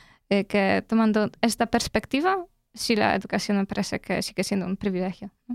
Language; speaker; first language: Spanish; non-native, fluent; Polish